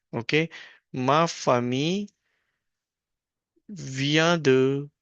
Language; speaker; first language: French; non-native, fluent; Hindi